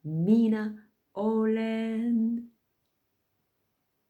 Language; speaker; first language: Finnish; non-native, fluent; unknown